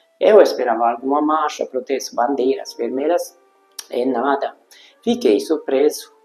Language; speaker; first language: Portuguese; non-native, fluent; Hungarian